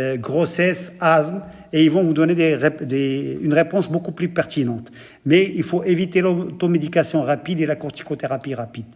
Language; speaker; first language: French; non-native, local second language; Arabic